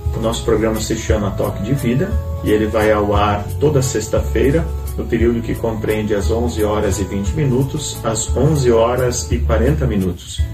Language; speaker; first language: Portuguese; native; Portuguese